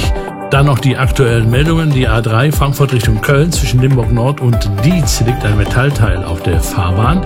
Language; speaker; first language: German; native; German